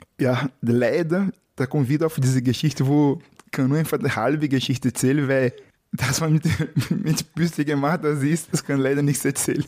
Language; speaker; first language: German; non-native, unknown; Portuguese